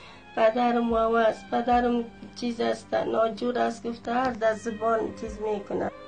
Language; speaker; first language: Persian; native; Persian